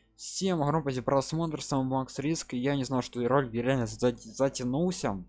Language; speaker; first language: Russian; non-native, local second language; Ukrainian